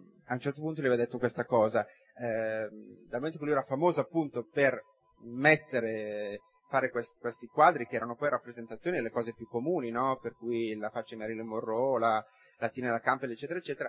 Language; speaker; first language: Italian; native; Italian